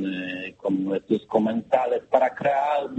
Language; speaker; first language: Spanish; non-native, learner; Polish